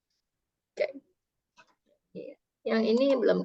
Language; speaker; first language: Indonesian; native; Indonesian